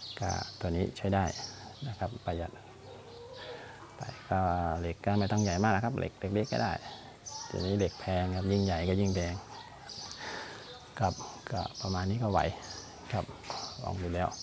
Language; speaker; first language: Thai; native; Thai